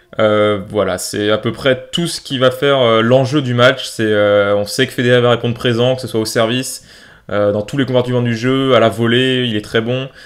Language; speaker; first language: French; native; French